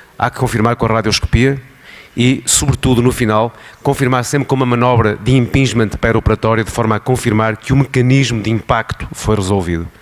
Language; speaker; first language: Portuguese; native; Portuguese